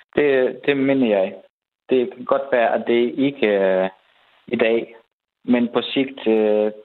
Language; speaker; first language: Danish; non-native, fluent; Ukrainian